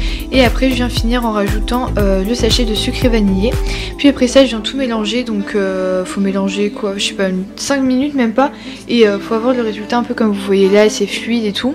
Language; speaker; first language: French; native; French